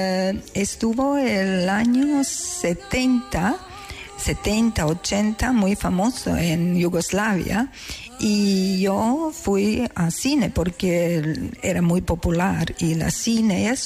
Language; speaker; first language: Spanish; non-native, learner; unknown